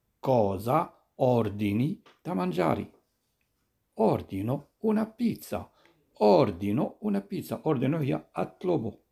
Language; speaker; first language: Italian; non-native, fluent; Arabic